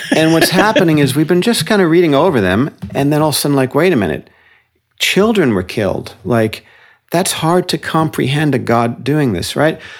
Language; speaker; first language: English; native; English